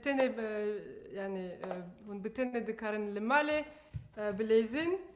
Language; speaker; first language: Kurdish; non-native, learner; French